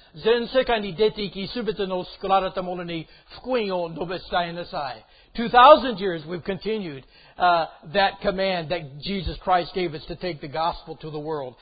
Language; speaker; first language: English; native; English